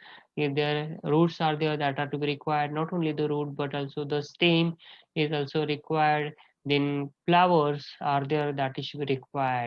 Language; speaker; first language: English; non-native, local second language; Marathi